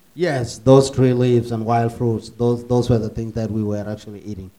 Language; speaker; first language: English; early bilingual, other home language; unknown